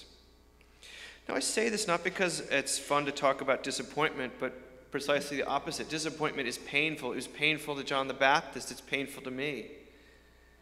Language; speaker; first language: English; native; English